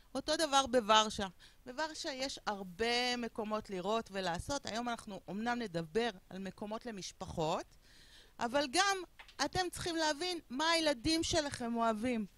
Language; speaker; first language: Hebrew; non-native, fluent; Spanish